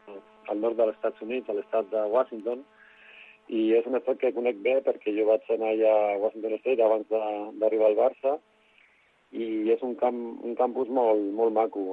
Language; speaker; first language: Catalan; non-native, local second language; Spanish